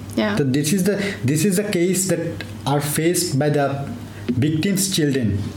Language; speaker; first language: English; non-native, local second language; Bangla